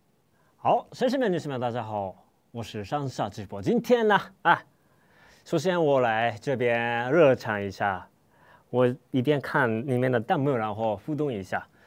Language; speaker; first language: Chinese; non-native, fluent; Japanese